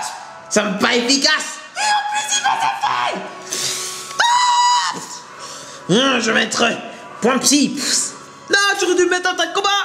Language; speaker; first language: French; native; French